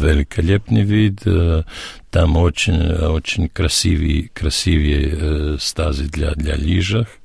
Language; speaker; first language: Russian; non-native, learner; Serbian